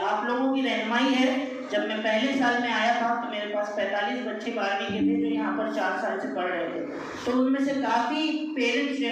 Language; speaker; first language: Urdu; non-native, local second language; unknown